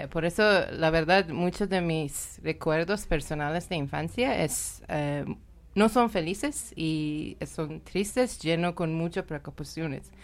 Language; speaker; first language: Spanish; non-native, learner; Persian